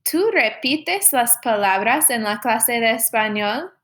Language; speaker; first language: Spanish; non-native, fluent; English